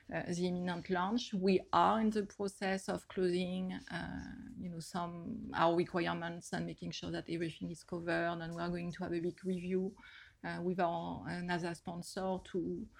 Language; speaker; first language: English; non-native, fluent; French